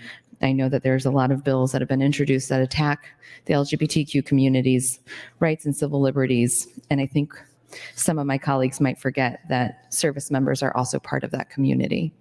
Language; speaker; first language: English; native; English